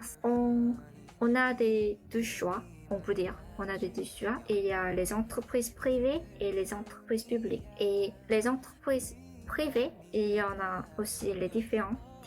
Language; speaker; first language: French; non-native, learner; Korean